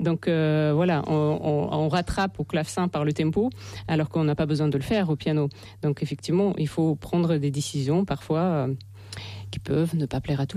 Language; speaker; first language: French; non-native, fluent; Russian